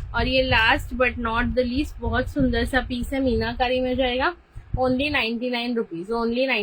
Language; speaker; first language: Hindi; non-native, local second language; Marathi